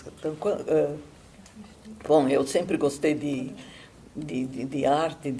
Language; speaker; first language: Portuguese; non-native, fluent; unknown